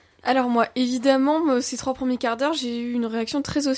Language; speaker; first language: French; native; French